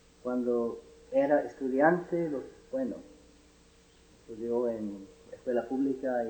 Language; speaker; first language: Spanish; non-native, fluent; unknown